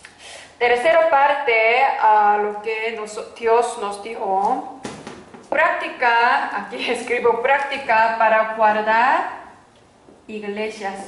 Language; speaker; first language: Spanish; non-native, fluent; Korean